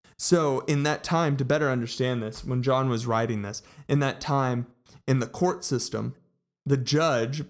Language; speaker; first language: English; native; English